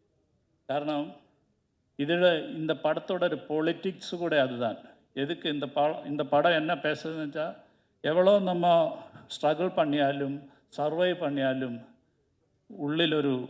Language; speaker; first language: Tamil; non-native, learner; Malayalam